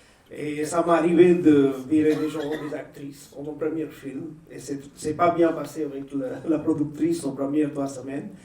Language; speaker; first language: French; non-native, fluent; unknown